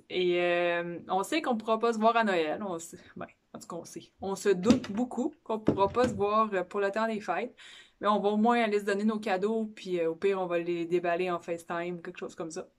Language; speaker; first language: French; native; French